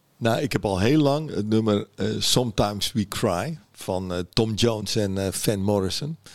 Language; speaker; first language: Dutch; early bilingual, other home language; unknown